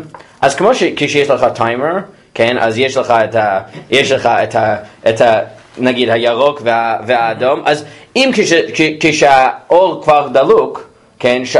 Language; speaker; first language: Hebrew; non-native, fluent; English